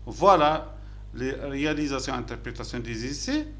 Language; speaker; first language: French; non-native, local second language; Arabic